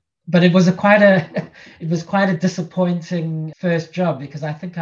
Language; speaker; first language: English; native; English